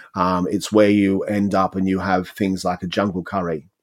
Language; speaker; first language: English; native; English